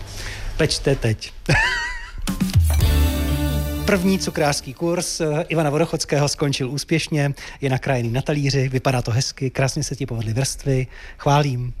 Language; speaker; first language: Czech; native; Czech